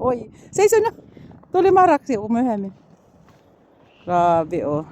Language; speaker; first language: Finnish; non-native, learner; Bikol